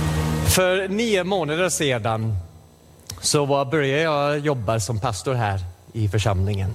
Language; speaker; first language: Swedish; non-native, fluent; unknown